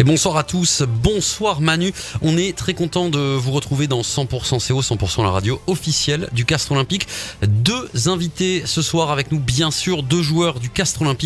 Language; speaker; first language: French; native; French